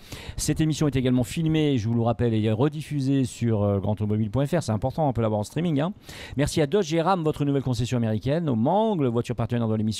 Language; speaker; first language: French; native; French